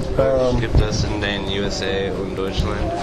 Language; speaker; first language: German; non-native, learner; English